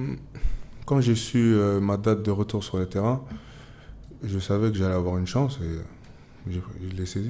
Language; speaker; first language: French; native; French